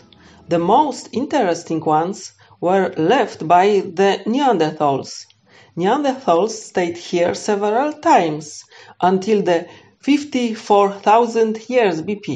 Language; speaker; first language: English; non-native, fluent; Polish